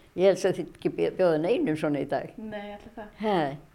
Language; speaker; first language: Icelandic; native; Icelandic